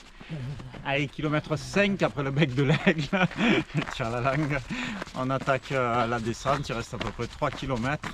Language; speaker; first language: French; native; French